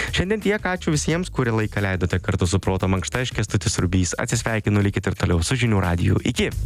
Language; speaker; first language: Lithuanian; native; Lithuanian